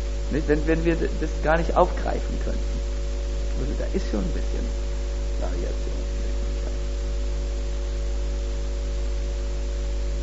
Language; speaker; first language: German; native; German